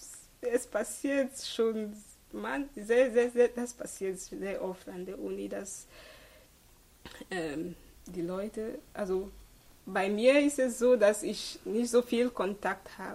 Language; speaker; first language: German; non-native, fluent; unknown